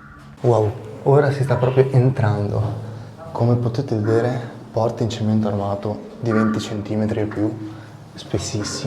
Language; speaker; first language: Italian; native; Italian